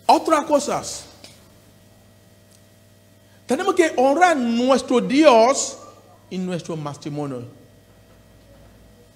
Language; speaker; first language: Spanish; non-native, learner; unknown